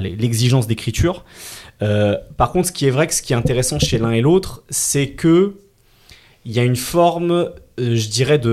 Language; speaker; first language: French; native; French